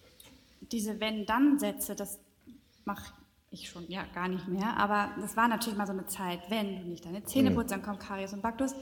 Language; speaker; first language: German; native; German